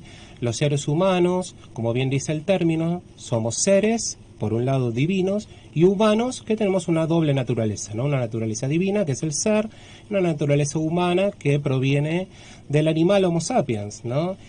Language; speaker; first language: Spanish; native; Spanish